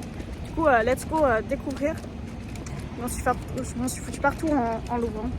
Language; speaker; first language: French; native; French